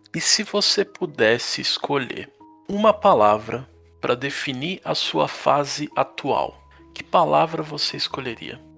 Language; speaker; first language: Portuguese; native; Portuguese